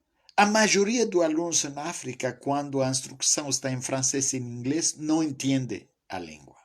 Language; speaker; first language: Portuguese; non-native, fluent; French